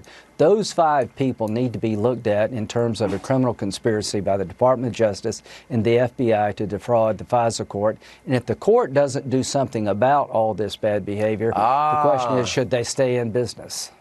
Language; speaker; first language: English; native; English